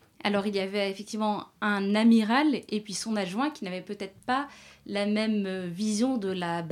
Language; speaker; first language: French; native; French